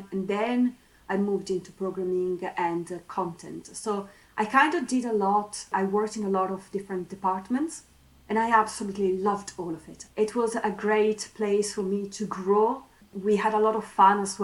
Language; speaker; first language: English; non-native, fluent; Italian